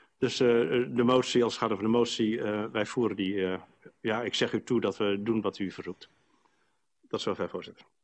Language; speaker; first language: Dutch; native; Dutch